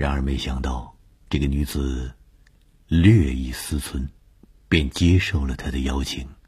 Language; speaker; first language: Chinese; native; Chinese